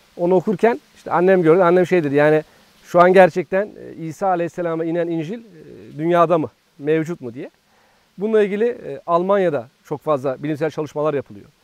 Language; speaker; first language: Turkish; native; Turkish